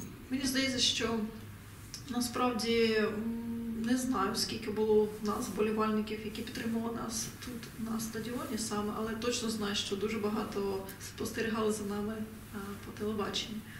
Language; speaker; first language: Ukrainian; native; Ukrainian